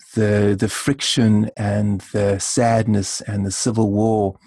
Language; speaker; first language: English; native; English